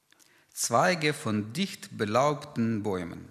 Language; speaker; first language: German; non-native, fluent; Ukrainian